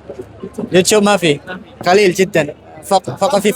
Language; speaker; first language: Arabic; non-native, learner; Khmer